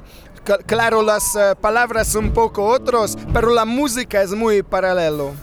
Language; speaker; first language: Spanish; non-native, fluent; Hungarian